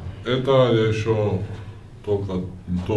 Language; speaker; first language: Russian; non-native, fluent; Georgian